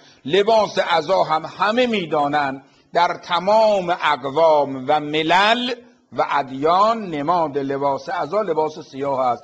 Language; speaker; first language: Persian; native; Persian